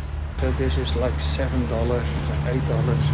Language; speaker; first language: English; non-native, learner; Dutch